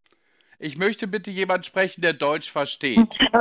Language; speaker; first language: German; native; German